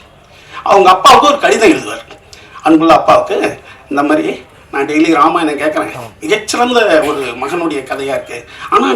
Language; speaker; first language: Tamil; native; Tamil